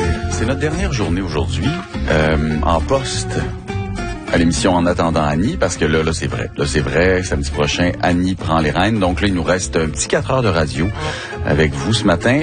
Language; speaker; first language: French; native; French